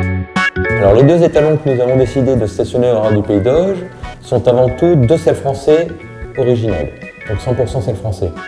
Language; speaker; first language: French; native; French